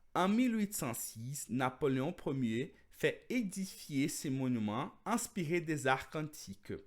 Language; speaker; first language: French; non-native, fluent; Portuguese